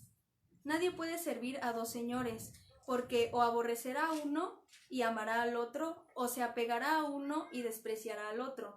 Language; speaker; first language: Spanish; native; Spanish